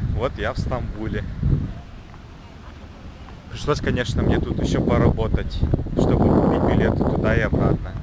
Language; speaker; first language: Russian; native; Russian